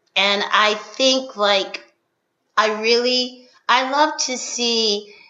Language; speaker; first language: English; native; English